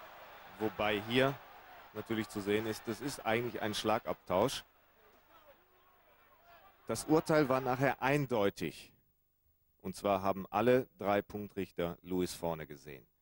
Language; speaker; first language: German; native; German